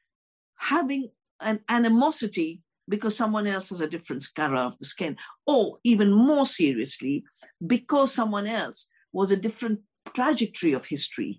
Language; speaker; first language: English; non-native, local second language; Hindi